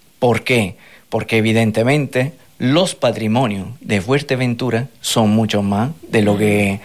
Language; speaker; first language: Spanish; non-native, fluent; Italian